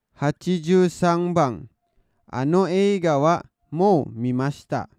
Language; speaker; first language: Japanese; non-native, fluent; Indonesian